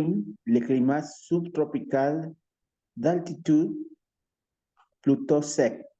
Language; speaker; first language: French; non-native, learner; Spanish